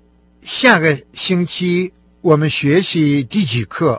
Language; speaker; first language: Chinese; non-native, learner; Russian